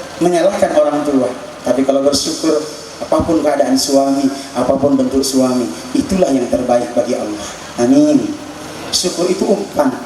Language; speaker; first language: Indonesian; non-native, local second language; Buginese